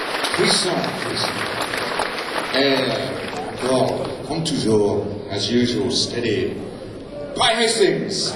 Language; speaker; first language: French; non-native, learner; English